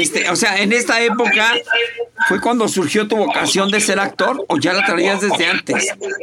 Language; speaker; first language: Spanish; native; Spanish